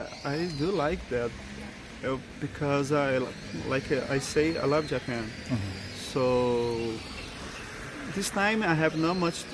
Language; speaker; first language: English; non-native, learner; Portuguese